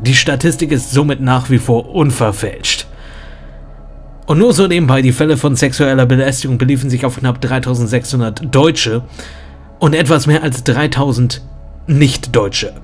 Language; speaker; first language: German; native; German